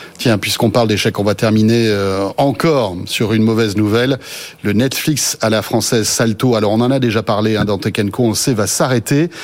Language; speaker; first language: French; native; French